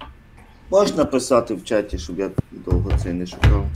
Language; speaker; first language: Ukrainian; native; Ukrainian